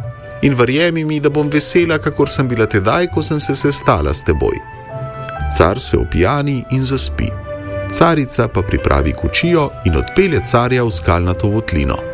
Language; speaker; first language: Slovenian; native; Slovenian